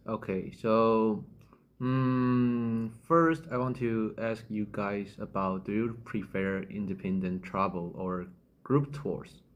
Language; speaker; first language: English; non-native, fluent; Chinese